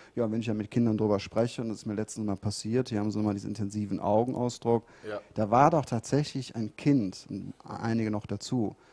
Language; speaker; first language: German; native; German